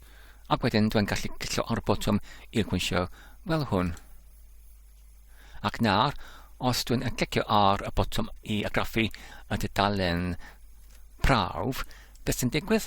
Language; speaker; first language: Welsh; non-native, learner; English